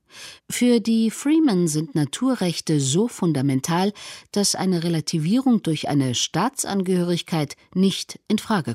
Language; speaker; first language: German; native; German